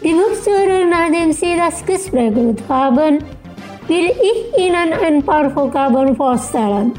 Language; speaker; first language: German; non-native, fluent; Indonesian